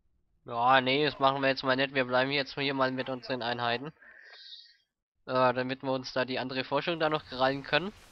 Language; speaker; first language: German; native; German